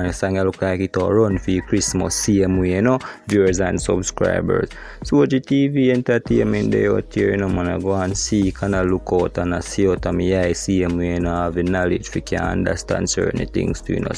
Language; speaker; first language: English; non-native, local second language; Jamaican Creole English